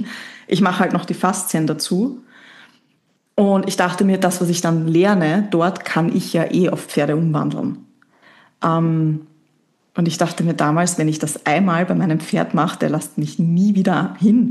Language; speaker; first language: German; native; German